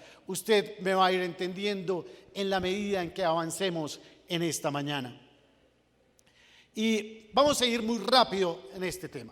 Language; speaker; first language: Spanish; native; Spanish